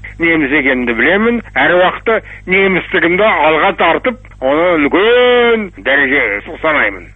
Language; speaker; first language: Kazakh; non-native, local second language; German